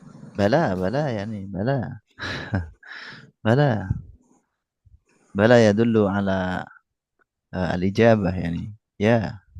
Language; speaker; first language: Arabic; non-native, fluent; Indonesian